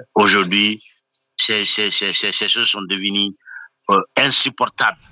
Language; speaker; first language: French; non-native, local second language; Bambara